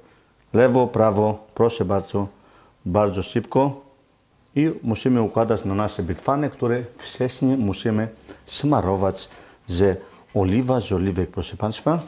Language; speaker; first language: Polish; non-native, learner; Greek